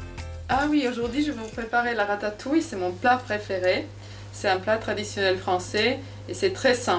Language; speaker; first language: French; non-native, fluent; Finnish